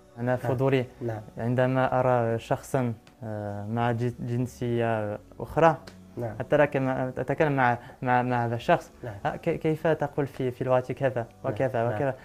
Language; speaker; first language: Arabic; non-native, learner; French